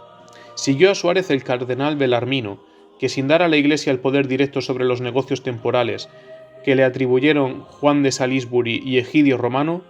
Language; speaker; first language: Spanish; native; Spanish